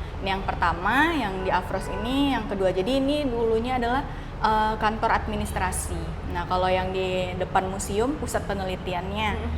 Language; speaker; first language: Indonesian; native; Indonesian